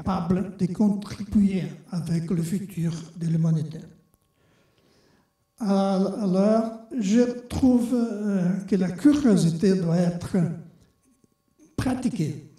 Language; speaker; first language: French; non-native, fluent; Portuguese